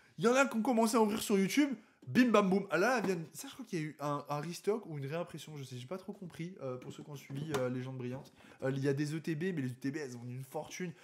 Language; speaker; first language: French; native; French